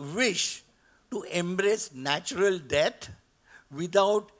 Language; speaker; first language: English; non-native, local second language; Marathi